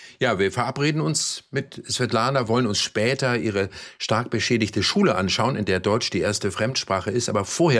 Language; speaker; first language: German; native; German